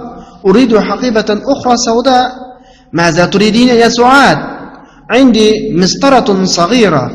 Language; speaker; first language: Arabic; non-native, fluent; Uyghur